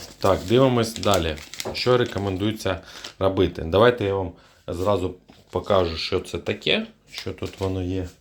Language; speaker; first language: Ukrainian; non-native, local second language; Russian